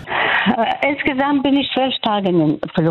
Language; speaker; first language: German; non-native, fluent; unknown